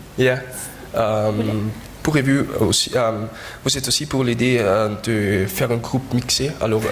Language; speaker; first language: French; non-native, learner; German